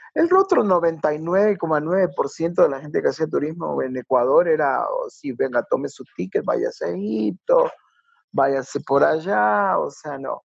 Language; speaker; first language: Spanish; native; Spanish